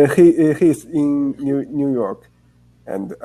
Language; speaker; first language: English; non-native, learner; Chinese